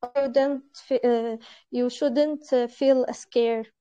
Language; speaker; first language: English; non-native, fluent; Arabic